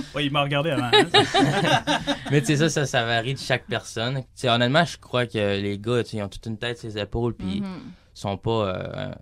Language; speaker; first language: French; native; French